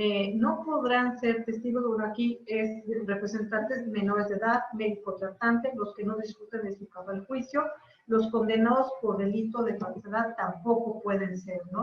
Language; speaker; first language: Spanish; native; Spanish